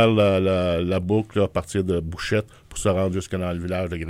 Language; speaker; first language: French; native; French